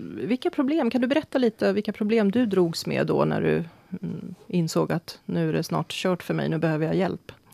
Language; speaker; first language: Swedish; native; Swedish